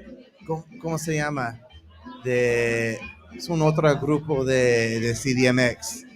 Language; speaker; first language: Spanish; early bilingual, heritage; English